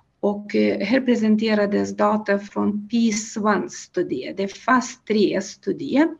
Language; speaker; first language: Swedish; non-native, fluent; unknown